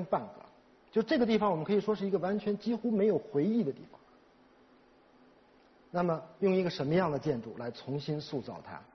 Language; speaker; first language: Chinese; native; Chinese